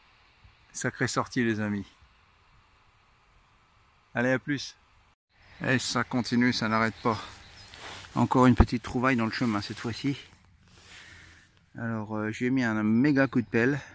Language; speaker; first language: French; native; French